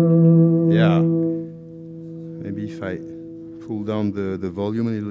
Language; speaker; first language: English; non-native, fluent; French